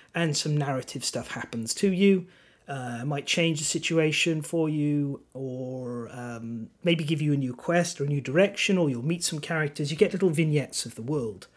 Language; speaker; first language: English; non-native, local second language; Welsh